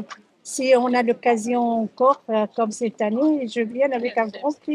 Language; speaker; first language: French; early bilingual, other home language; Arabic